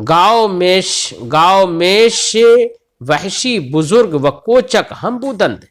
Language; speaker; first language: Persian; non-native, fluent; Urdu